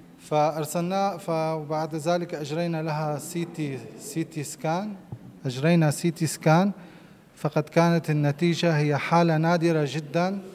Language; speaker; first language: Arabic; non-native, local second language; Somali